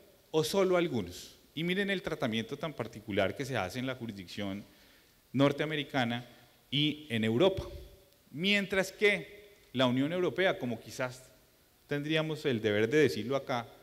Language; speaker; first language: Spanish; native; Spanish